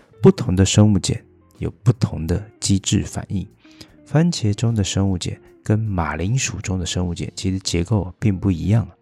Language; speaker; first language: Chinese; native; Chinese